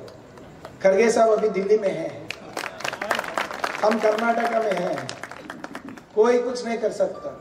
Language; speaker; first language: Hindi; non-native, local second language; Kannada